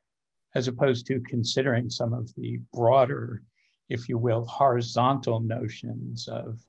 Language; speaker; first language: English; native; English